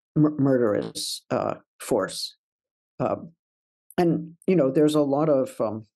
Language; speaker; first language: English; native; English